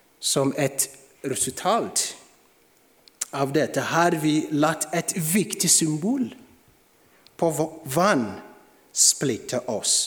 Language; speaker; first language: Norwegian; non-native, fluent; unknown